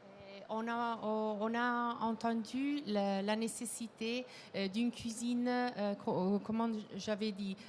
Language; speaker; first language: French; non-native, fluent; Italian